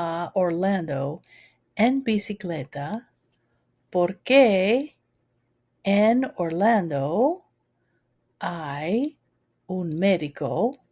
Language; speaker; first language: Spanish; non-native, fluent; English